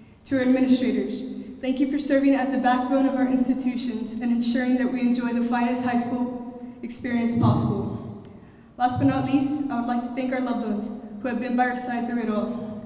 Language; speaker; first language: English; early bilingual, other home language; Spanish